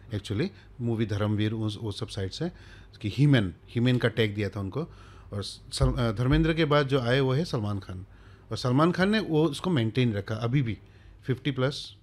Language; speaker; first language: Hindi; non-native, local second language; Bangla